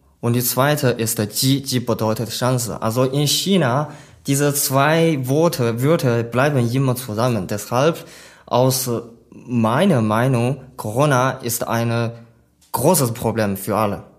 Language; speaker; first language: German; non-native, learner; Chinese